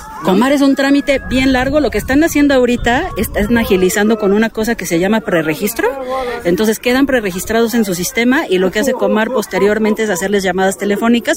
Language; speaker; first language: Spanish; native; Spanish